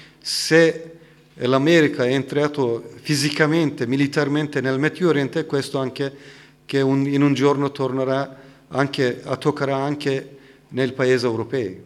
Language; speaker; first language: Italian; non-native, learner; Turkish